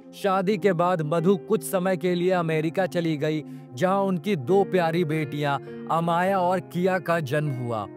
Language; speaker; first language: Hindi; native; Hindi